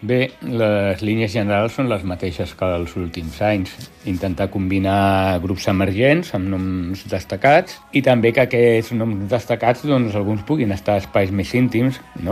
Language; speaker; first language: Catalan; native; Catalan